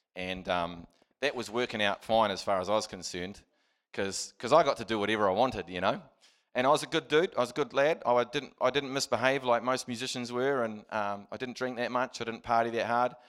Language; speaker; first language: English; native; English